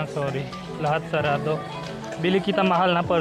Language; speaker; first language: Filipino; non-native, learner; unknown